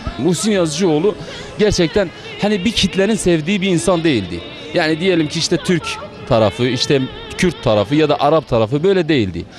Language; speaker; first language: Turkish; non-native, local second language; Kurdish